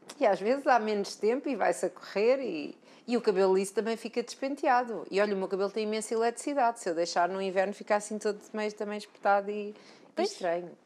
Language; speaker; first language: Portuguese; native; Portuguese